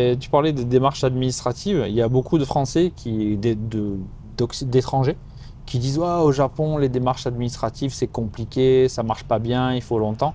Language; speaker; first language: French; native; French